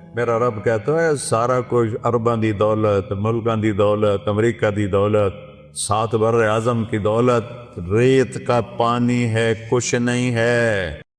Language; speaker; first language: Urdu; non-native, local second language; Saraiki